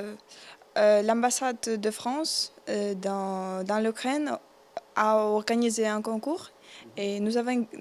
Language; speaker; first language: French; non-native, learner; Ukrainian